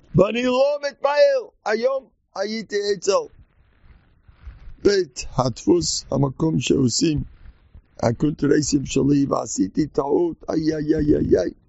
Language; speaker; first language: Hebrew; non-native, learner; English